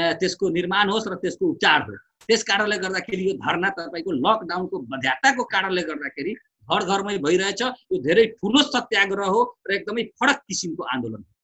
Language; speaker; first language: Nepali; non-native, local second language; Bhojpuri